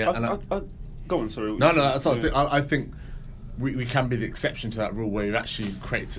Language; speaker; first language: English; native; English